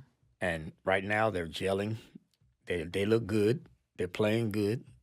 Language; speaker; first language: English; native; English